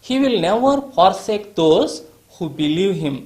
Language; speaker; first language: English; non-native, local second language; Marathi